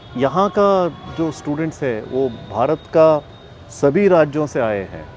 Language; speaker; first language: Hindi; non-native, local second language; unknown